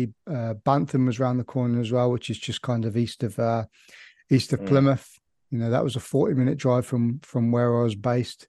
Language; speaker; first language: English; native; English